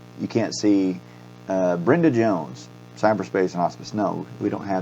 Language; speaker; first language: English; native; English